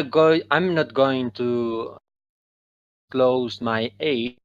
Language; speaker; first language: English; non-native, fluent; Spanish